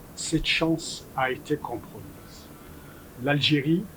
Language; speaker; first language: French; non-native, local second language; Kabyle